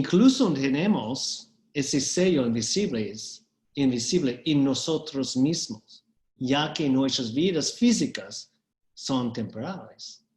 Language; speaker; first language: Spanish; non-native, fluent; English